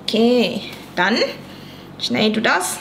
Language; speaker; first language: German; non-native, learner; Thai